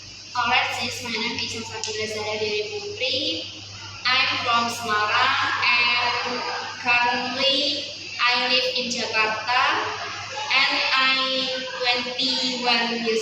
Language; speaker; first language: English; non-native, learner; Indonesian